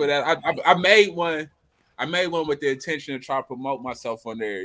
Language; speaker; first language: English; native; English